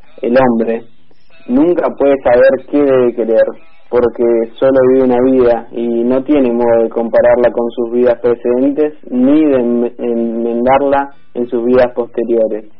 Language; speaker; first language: Spanish; native; Spanish